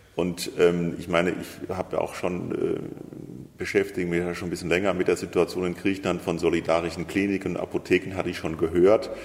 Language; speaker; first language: German; native; German